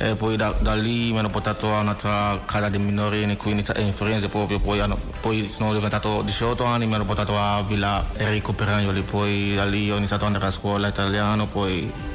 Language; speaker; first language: Italian; non-native, learner; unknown